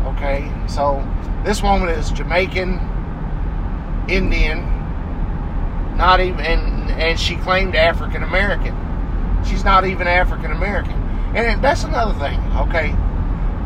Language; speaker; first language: English; native; English